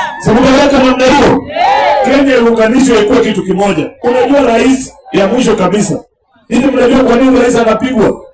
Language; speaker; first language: Swahili; non-native, local second language; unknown